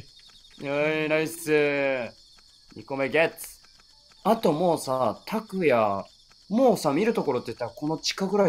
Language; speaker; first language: Japanese; native; Japanese